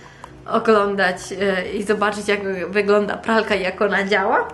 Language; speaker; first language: Polish; non-native, fluent; Italian